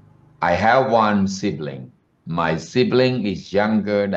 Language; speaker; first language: English; non-native, learner; Khmer